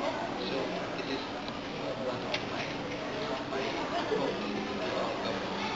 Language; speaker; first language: English; non-native, learner; Indonesian